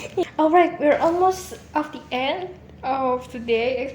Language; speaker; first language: English; non-native, learner; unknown